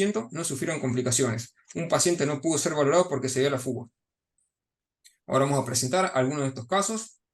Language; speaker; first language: Spanish; native; Spanish